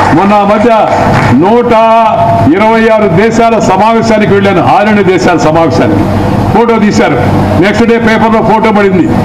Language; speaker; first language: Telugu; native; Telugu